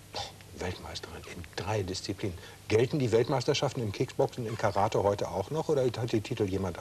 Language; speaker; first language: German; native; German